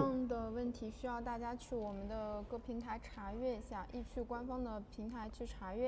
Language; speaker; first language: Chinese; native; Chinese